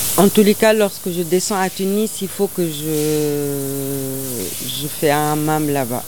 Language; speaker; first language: French; non-native, local second language; Arabic